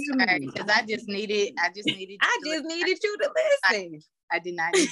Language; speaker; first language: English; native; English